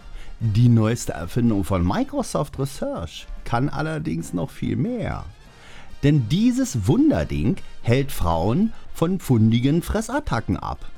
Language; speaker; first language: German; native; German